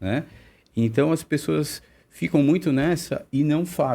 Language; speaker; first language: Portuguese; native; Portuguese